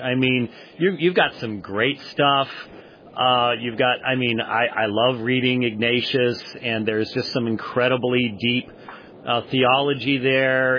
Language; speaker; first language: English; native; English